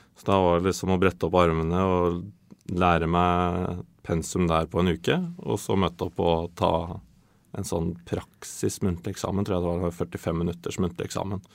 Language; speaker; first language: Norwegian; early bilingual, other home language; Swedish